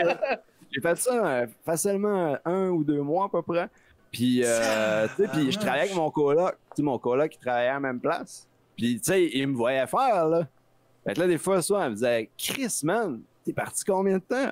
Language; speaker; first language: French; native; French